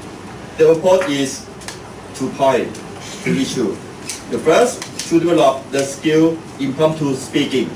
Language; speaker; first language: English; non-native, learner; Thai